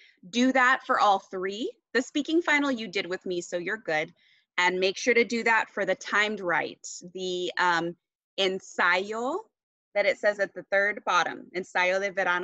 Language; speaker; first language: English; native; English